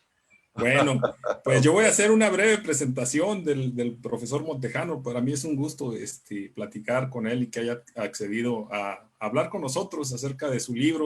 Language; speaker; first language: Spanish; native; Spanish